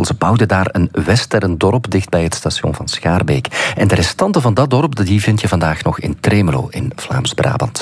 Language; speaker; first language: Dutch; native; Dutch